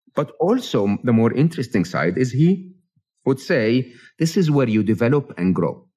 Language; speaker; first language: English; non-native, fluent; Arabic